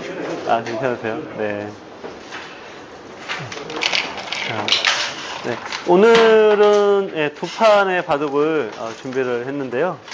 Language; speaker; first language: Korean; native; Korean